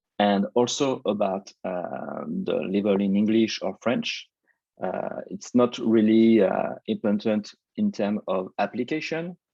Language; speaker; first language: English; non-native, fluent; French